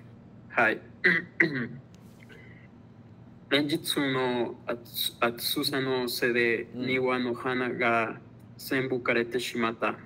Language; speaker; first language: Japanese; non-native, learner; Spanish